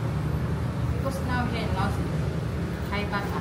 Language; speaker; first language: English; non-native, learner; Lao